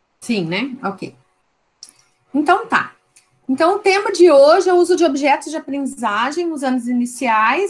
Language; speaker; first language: Portuguese; native; Portuguese